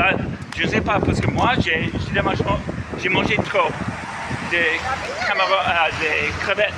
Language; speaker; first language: French; non-native, fluent; English